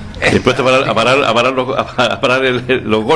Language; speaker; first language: Spanish; native; Spanish